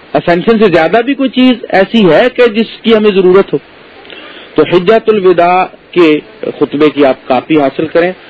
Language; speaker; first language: Urdu; native; Urdu